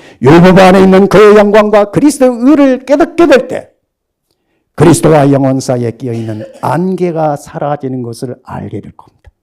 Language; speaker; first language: Korean; native; Korean